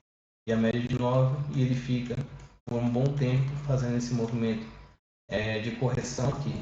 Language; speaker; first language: Portuguese; native; Portuguese